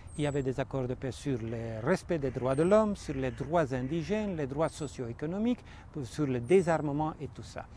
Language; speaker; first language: French; non-native, fluent; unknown